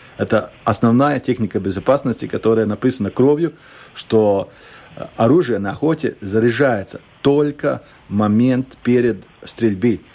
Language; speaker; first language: Russian; non-native, local second language; Latvian